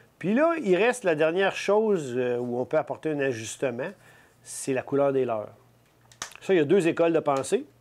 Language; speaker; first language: French; native; French